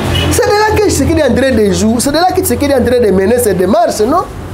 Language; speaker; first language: French; non-native, local second language; Swahili